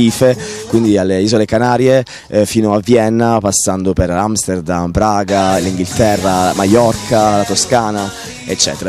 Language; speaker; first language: Italian; native; Italian